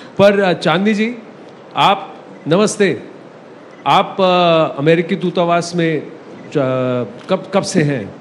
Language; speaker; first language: Hindi; native; Hindi